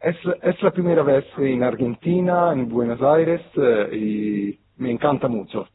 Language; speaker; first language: Spanish; non-native, fluent; Italian